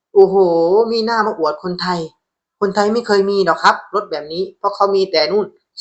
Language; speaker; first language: Thai; native; Thai